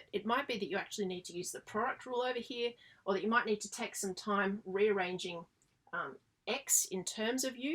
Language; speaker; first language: English; native; English